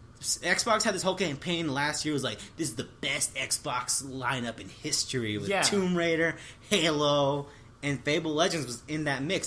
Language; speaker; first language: English; native; English